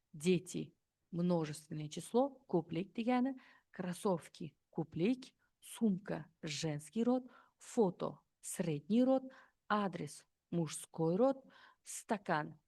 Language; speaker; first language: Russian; non-native, fluent; Uzbek